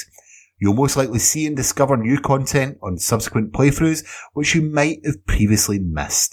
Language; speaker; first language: English; native; English